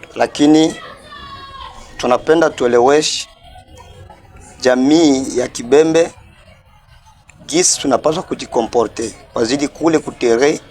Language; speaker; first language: Swahili; non-native, local second language; Bembe